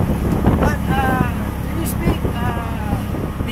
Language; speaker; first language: English; non-native, local second language; Cebuano